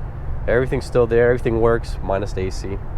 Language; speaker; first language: English; native; English